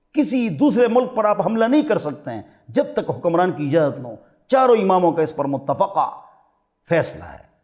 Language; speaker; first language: Urdu; non-native, local second language; Pashto